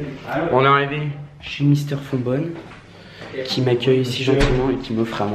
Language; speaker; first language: French; native; French